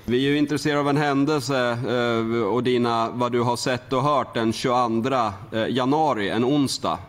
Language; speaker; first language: Swedish; native; Swedish